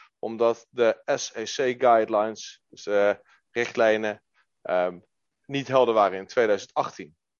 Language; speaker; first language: Dutch; native; Dutch